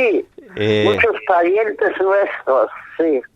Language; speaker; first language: Spanish; non-native, fluent; German